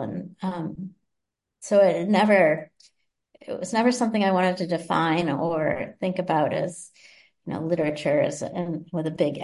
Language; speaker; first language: English; native; English